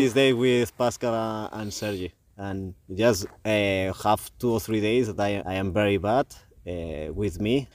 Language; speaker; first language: English; non-native, learner; Spanish